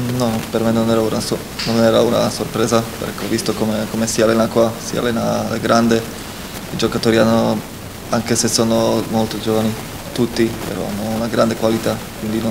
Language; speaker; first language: Italian; non-native, fluent; Slovak